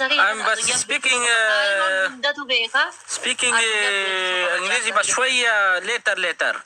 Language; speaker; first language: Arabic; non-native, learner; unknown